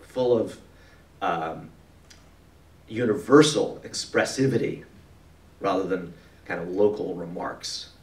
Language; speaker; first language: English; native; English